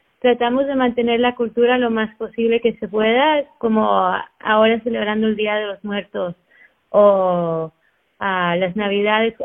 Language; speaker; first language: Spanish; early bilingual, heritage; Spanish